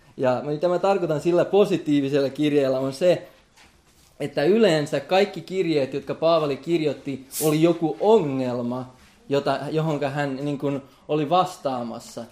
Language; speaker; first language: Finnish; non-native, local second language; Swedish